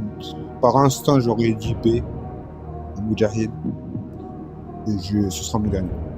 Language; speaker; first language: French; native; French